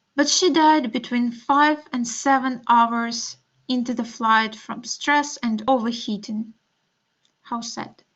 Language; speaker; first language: English; non-native, fluent; Russian